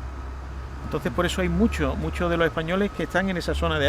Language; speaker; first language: Spanish; native; Spanish